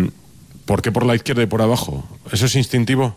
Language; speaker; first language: Spanish; native; Spanish